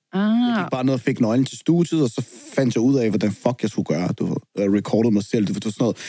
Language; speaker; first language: Danish; early bilingual, other home language; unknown